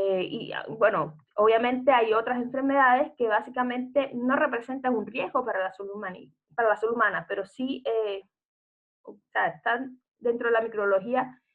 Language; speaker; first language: Spanish; native; Spanish